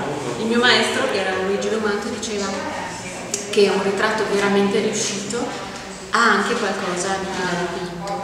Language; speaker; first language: Italian; native; Italian